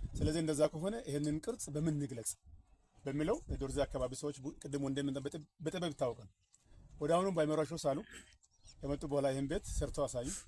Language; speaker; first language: Amharic; non-native, local second language; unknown